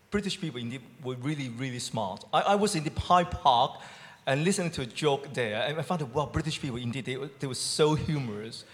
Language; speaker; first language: English; non-native, local second language; Cantonese